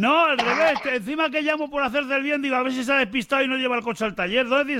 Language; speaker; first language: Spanish; native; Spanish